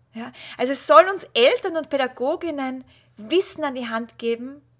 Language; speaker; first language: German; native; German